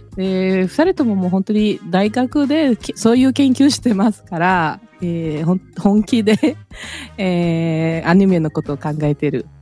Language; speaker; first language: Japanese; early bilingual, heritage; Portuguese